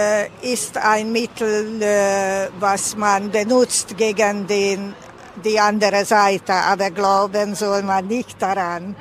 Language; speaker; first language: German; non-native, fluent; Hungarian